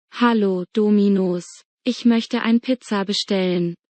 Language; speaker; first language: German; non-native, learner; Bangla